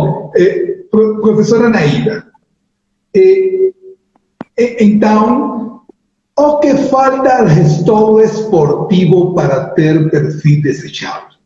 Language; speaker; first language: Portuguese; non-native, learner; Spanish